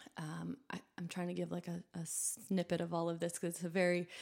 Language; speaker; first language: English; native; English